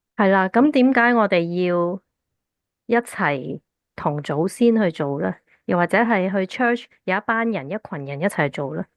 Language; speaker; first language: Cantonese; early bilingual, heritage; Cantonese